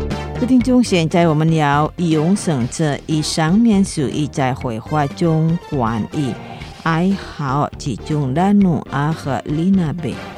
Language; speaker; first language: Chinese; non-native, learner; Indonesian